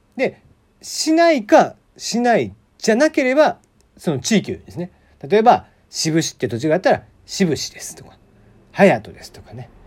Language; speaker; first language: Japanese; native; Japanese